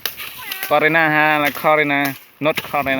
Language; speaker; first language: Vietnamese; non-native, local second language; Jarai